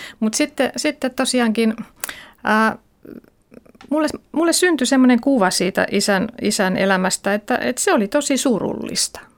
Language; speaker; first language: Finnish; native; Finnish